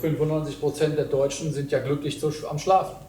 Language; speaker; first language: German; native; German